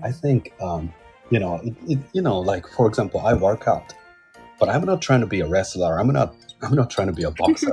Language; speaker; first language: English; non-native, fluent; Japanese